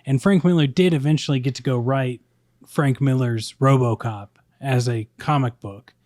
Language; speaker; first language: English; native; English